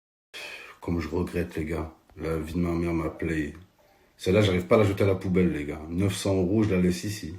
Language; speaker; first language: French; native; French